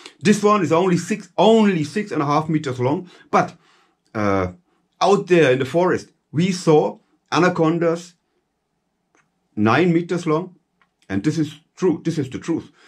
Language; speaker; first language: English; non-native, fluent; German